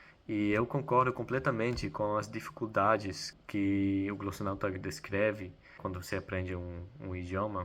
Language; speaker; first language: Portuguese; non-native, fluent; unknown